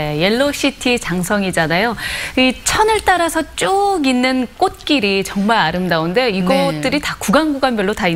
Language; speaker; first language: Korean; native; Korean